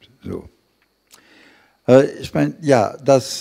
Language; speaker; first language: German; non-native, fluent; French